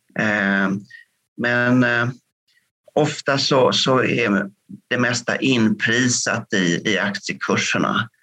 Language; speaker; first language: Swedish; native; Swedish